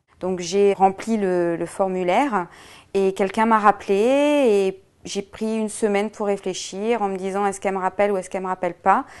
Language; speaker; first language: French; native; French